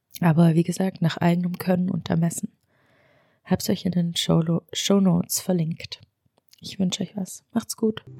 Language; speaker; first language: German; non-native, learner; Spanish